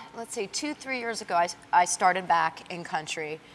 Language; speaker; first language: English; native; English